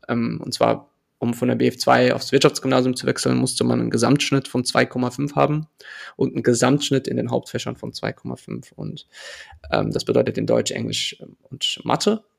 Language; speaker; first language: German; early bilingual, other home language; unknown